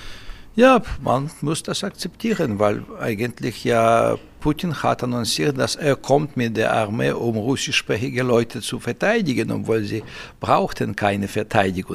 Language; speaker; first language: German; non-native, fluent; Russian